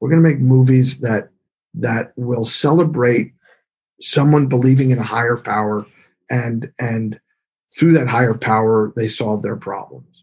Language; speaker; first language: English; native; English